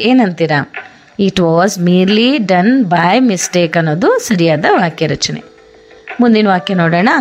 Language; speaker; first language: Kannada; native; Kannada